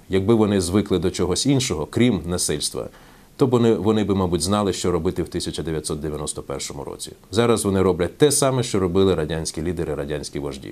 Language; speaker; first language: Ukrainian; native; Ukrainian